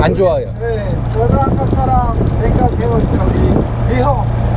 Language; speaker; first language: Korean; non-native, learner; Sinhala